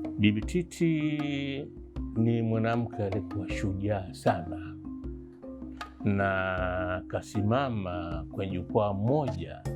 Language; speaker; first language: Swahili; native; Swahili